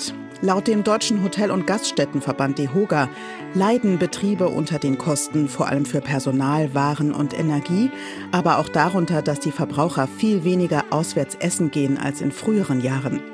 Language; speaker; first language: German; native; German